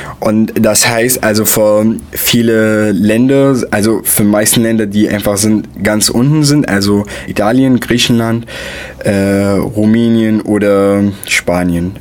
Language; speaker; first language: German; non-native, fluent; Arabic